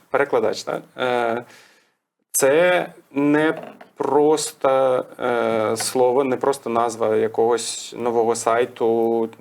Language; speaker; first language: Ukrainian; native; Ukrainian